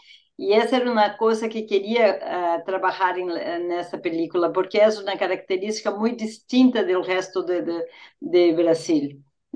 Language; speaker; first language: Spanish; non-native, fluent; Portuguese